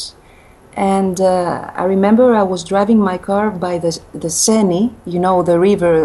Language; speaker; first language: English; non-native, fluent; Greek